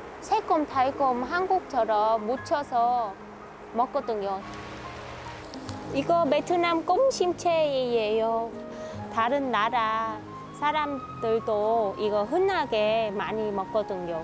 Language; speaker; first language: Korean; non-native, learner; Vietnamese